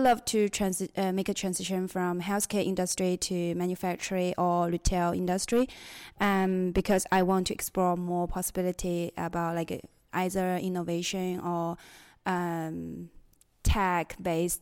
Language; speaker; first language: English; non-native, fluent; Chinese